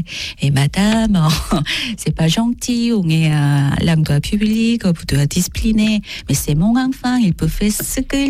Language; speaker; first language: French; non-native, learner; Korean